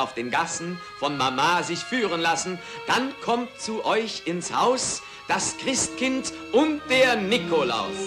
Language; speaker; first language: German; native; German